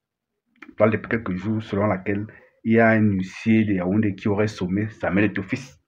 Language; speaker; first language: French; native; French